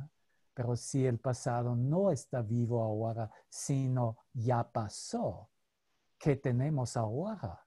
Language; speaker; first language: Spanish; non-native, fluent; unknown